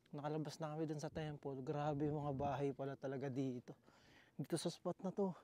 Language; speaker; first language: Filipino; native; Filipino